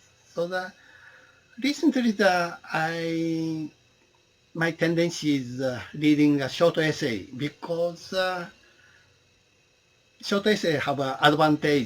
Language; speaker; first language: English; non-native, learner; Japanese